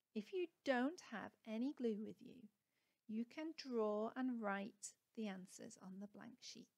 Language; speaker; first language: English; native; English